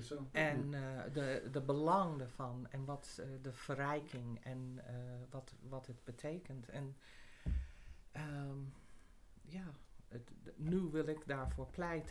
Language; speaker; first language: Dutch; non-native, fluent; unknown